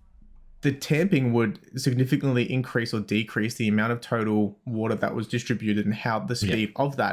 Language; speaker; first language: English; native; English